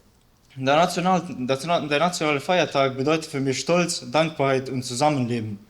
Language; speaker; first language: German; early bilingual, other home language; Bosnian